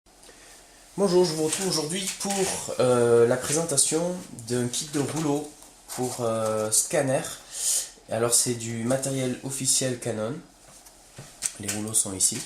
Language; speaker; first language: French; native; French